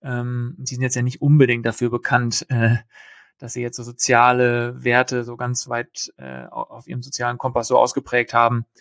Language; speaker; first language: German; native; German